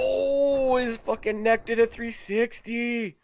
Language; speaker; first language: English; native; English